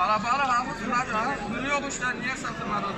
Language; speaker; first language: Turkish; native; Turkish